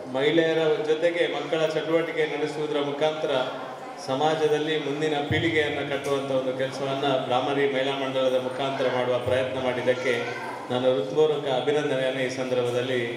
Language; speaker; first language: Kannada; native; Kannada